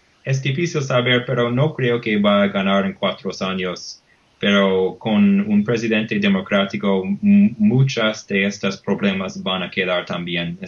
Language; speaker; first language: Spanish; non-native, fluent; English